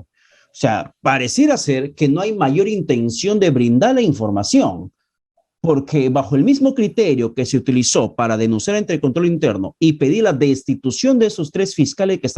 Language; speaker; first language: Spanish; native; Spanish